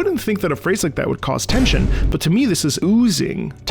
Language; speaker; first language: English; native; English